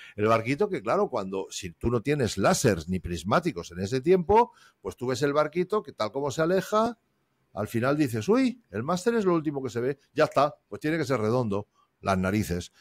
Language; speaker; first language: Spanish; native; Spanish